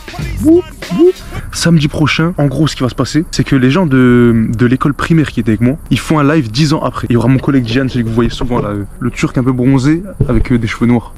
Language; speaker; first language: French; native; French